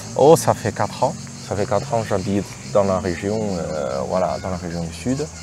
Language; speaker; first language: French; non-native, fluent; Chinese